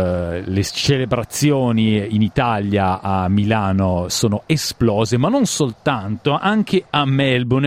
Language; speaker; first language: Italian; native; Italian